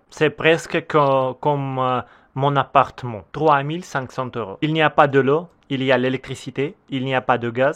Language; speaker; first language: French; non-native, learner; Russian